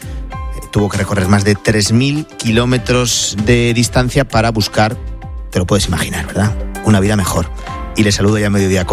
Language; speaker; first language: Spanish; native; Spanish